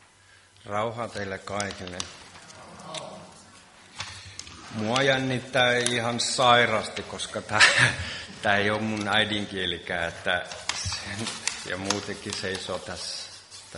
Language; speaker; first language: Finnish; non-native, local second language; Swedish